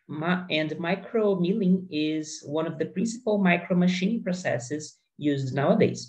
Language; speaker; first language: English; non-native, fluent; Portuguese